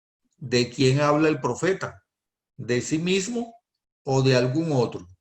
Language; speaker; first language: Spanish; native; Spanish